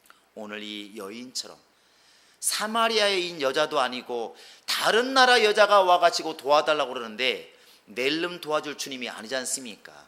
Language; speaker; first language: Korean; native; Korean